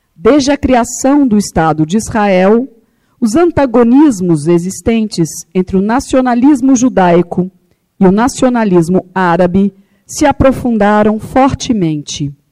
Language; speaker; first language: Portuguese; native; Portuguese